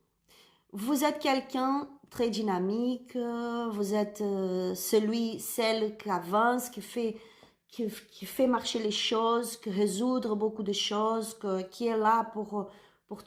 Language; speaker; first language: French; non-native, learner; Spanish